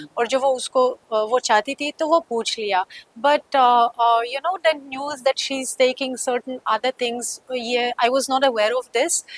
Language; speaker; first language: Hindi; non-native, fluent; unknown